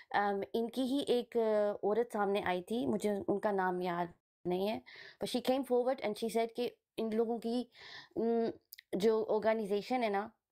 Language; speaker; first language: Hindi; early bilingual, heritage; Hindi